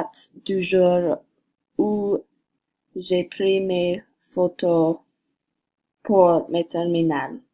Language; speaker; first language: French; non-native, learner; English